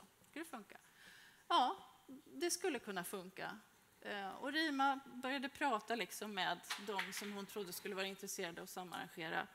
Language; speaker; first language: Swedish; native; Swedish